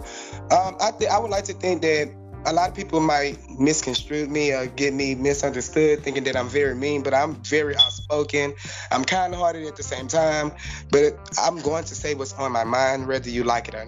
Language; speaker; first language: English; native; English